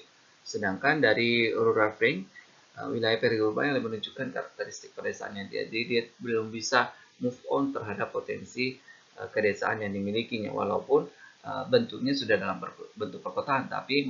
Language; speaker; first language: Indonesian; native; Indonesian